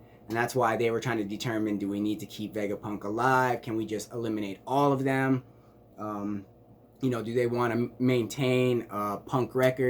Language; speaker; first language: English; native; English